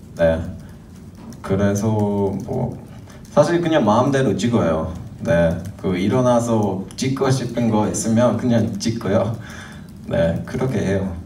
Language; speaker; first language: Korean; non-native, fluent; English